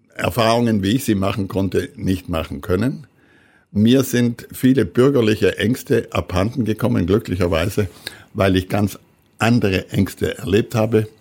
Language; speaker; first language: German; native; German